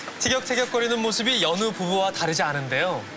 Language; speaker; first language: Korean; native; Korean